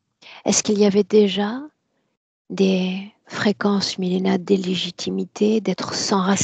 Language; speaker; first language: French; native; French